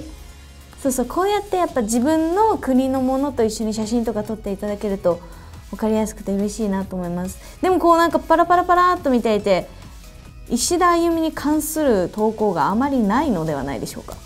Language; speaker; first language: Japanese; native; Japanese